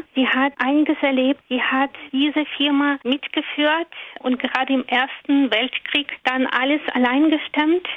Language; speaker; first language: German; non-native, fluent; Russian